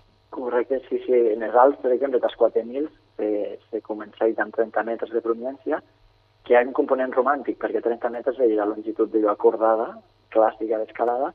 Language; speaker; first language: Catalan; native; Catalan